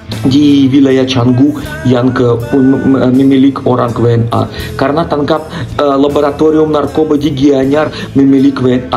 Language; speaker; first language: Indonesian; non-native, learner; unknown